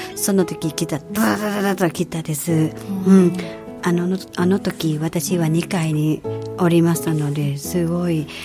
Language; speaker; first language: Japanese; non-native, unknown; Thai